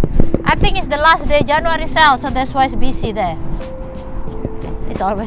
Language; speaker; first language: English; non-native, learner; Indonesian